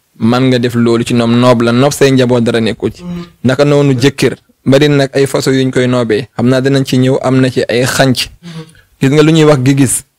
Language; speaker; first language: Wolof; non-native, local second language; Fula